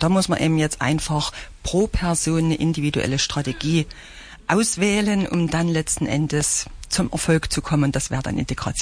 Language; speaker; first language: German; native; German